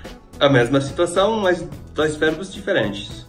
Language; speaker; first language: Portuguese; non-native, fluent; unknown